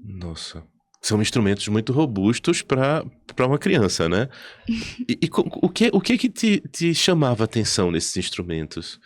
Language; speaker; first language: Portuguese; native; Portuguese